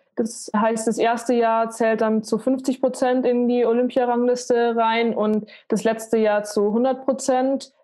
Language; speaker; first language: German; native; German